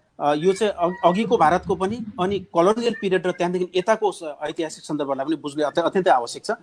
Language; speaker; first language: Nepali; native; Nepali